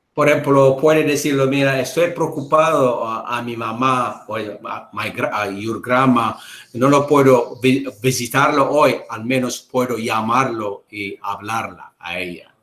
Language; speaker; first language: Spanish; non-native, learner; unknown